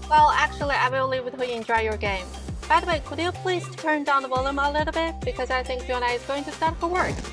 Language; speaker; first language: English; non-native, fluent; Chinese